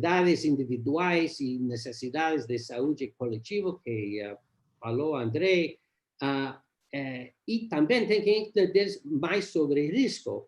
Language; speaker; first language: Portuguese; non-native, learner; English